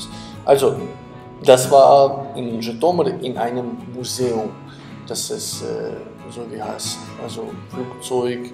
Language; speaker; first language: German; non-native, fluent; Ukrainian